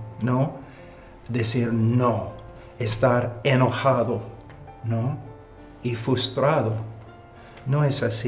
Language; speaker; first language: Spanish; non-native, fluent; English